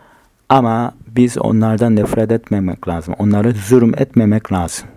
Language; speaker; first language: Turkish; non-native, fluent; Korean